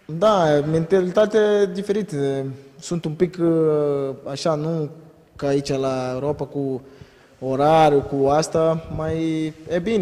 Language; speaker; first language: Romanian; non-native, learner; Portuguese